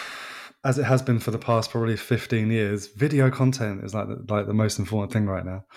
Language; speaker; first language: English; native; English